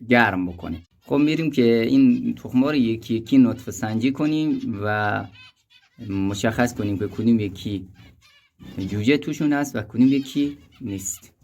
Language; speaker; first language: Persian; native; Persian